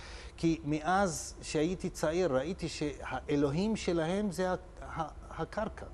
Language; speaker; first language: Hebrew; non-native, local second language; Arabic